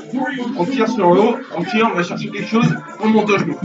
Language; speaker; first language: French; native; French